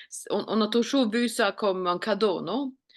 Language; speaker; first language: French; non-native, fluent; Swedish